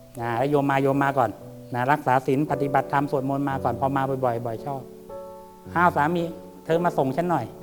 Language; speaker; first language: Thai; native; Thai